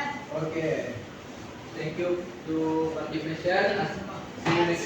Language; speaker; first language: English; non-native, learner; Indonesian